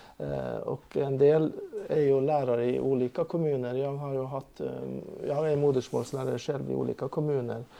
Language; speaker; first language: Swedish; non-native, fluent; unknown